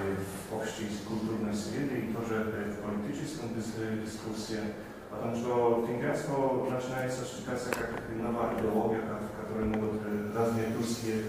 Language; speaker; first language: Russian; non-native, fluent; Polish